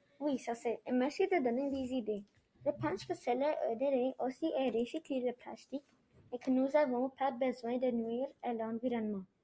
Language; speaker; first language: French; non-native, learner; English